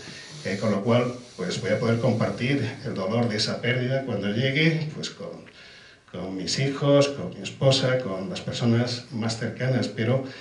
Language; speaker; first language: Spanish; native; Spanish